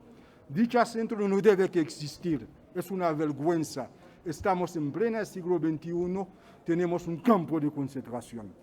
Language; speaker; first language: Spanish; non-native, fluent; Haitian Creole